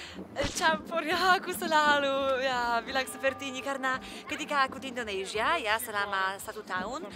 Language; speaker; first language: Indonesian; non-native, learner; Polish